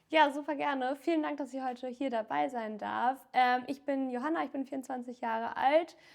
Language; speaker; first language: German; native; German